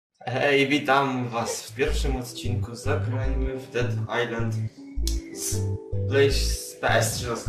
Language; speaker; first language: Polish; native; Polish